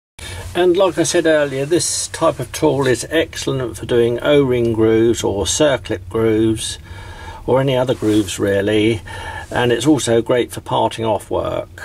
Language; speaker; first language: English; native; English